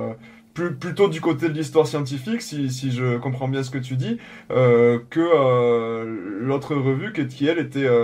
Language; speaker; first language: French; native; French